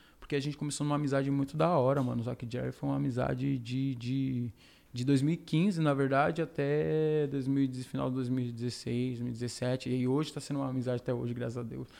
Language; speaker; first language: Portuguese; native; Portuguese